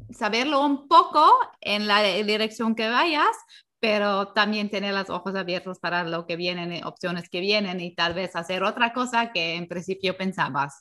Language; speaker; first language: Spanish; non-native, fluent; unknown